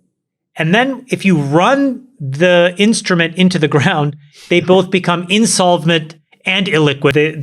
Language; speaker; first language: English; native; English